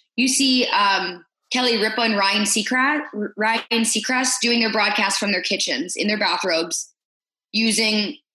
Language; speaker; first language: English; native; English